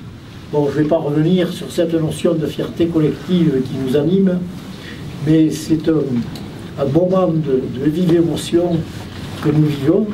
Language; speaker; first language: French; native; French